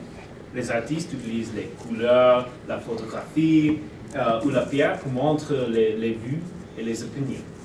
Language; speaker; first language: French; non-native, learner; English